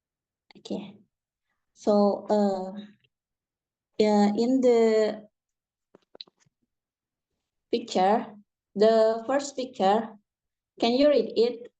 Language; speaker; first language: English; non-native, fluent; Indonesian